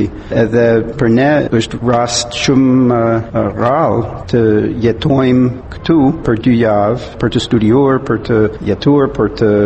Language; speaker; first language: Albanian; non-native, fluent; English